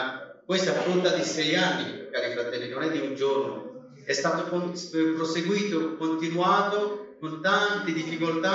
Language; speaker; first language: Italian; non-native, fluent; Bangla